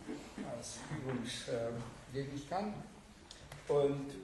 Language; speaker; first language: German; non-native, fluent; Hungarian